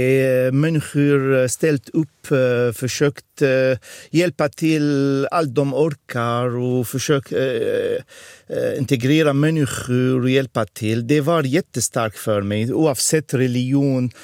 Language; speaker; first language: Swedish; non-native, fluent; Arabic